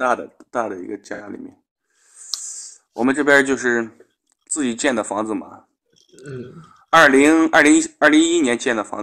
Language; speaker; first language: Chinese; native; Chinese